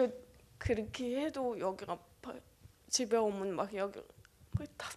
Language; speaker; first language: Korean; non-native, learner; Mongolian